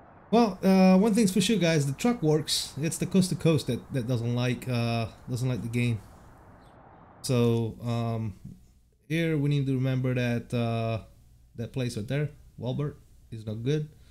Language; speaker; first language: English; early bilingual, other home language; Italian